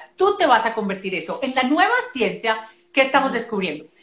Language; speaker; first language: Spanish; native; Spanish